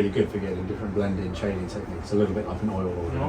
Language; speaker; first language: English; native; English